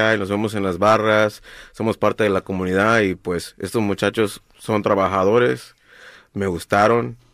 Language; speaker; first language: Spanish; native; Spanish